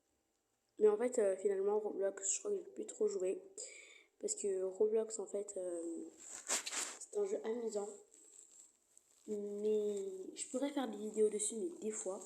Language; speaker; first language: French; native; French